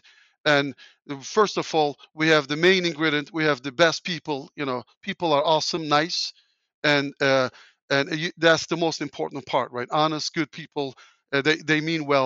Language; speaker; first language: English; non-native, fluent; Turkish